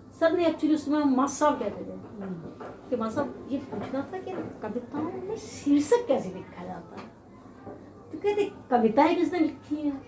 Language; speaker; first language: Hindi; native; Hindi